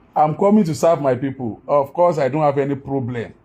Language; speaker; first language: English; non-native, local second language; Yoruba